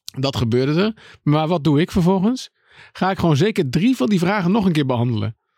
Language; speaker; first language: Dutch; native; Dutch